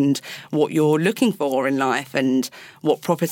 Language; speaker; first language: English; native; English